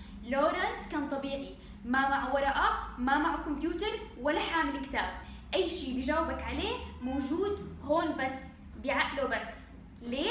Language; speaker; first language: Arabic; native; Arabic